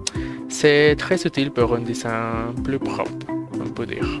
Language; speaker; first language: French; non-native, fluent; Spanish